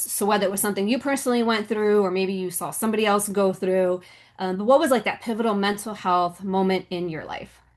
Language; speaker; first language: English; native; English